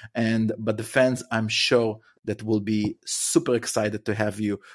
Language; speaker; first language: English; non-native, fluent; Hebrew